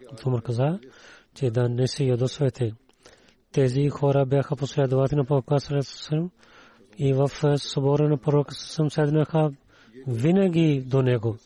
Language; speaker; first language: Bulgarian; non-native, learner; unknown